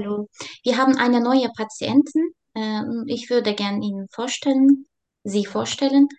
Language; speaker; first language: German; non-native, learner; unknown